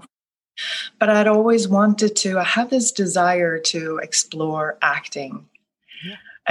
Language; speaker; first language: English; non-native, fluent; Swedish